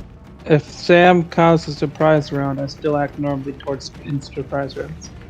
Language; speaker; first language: English; native; English